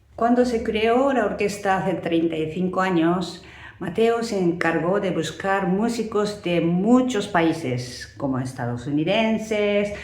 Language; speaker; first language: Spanish; non-native, fluent; Japanese